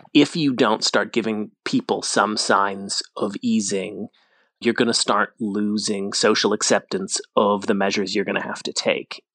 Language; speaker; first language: English; native; English